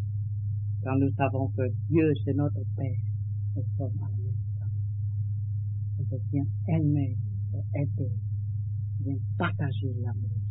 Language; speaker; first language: French; non-native, learner; Vietnamese